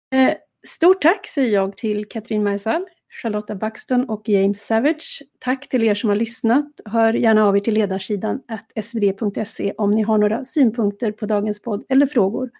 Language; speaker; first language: Swedish; native; Swedish